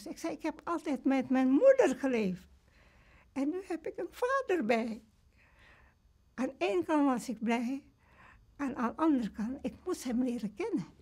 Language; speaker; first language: Dutch; early bilingual, other home language; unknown